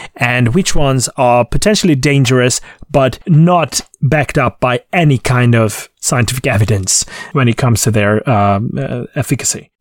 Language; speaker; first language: English; non-native, fluent; Hungarian